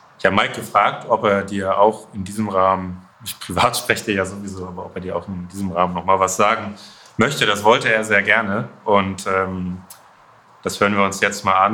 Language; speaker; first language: German; native; German